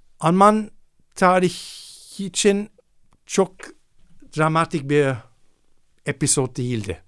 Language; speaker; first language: Turkish; non-native, fluent; German